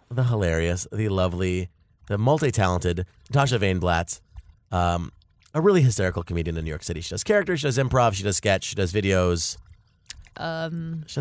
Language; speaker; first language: English; native; English